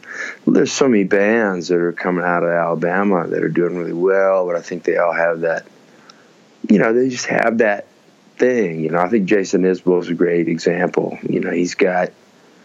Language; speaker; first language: English; native; English